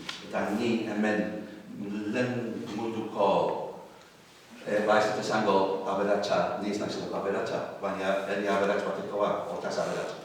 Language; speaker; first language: Basque; non-native, fluent; English